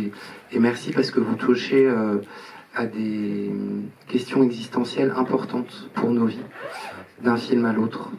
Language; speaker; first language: French; native; French